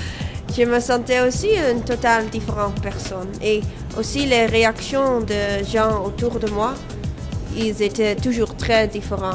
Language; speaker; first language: French; non-native, fluent; Dutch